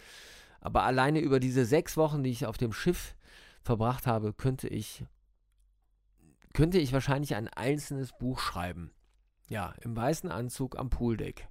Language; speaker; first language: German; native; German